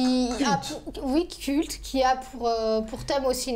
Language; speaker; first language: French; native; French